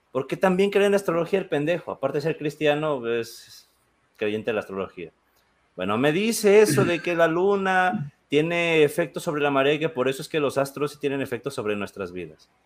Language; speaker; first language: Spanish; native; Spanish